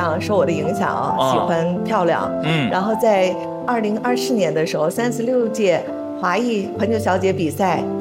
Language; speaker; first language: Chinese; native; Chinese